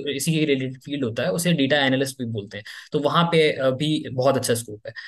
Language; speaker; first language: Hindi; native; Hindi